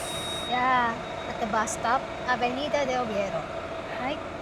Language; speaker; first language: English; non-native, local second language; Filipino